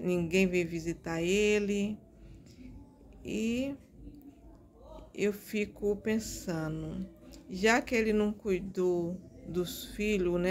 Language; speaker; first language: Portuguese; native; Portuguese